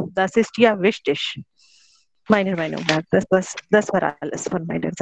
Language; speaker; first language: German; non-native, learner; Hindi